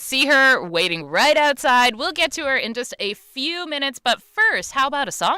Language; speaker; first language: English; native; English